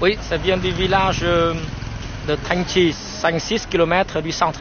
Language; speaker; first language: French; non-native, fluent; Vietnamese